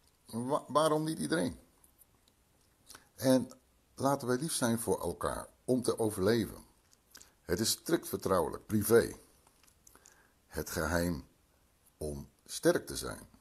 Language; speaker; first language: Dutch; early bilingual, other home language; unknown